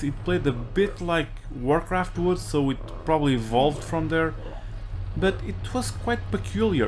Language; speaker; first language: English; non-native, fluent; Portuguese